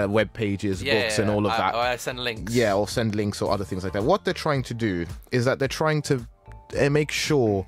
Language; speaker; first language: English; native; English